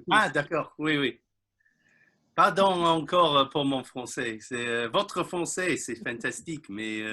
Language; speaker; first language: French; non-native, learner; English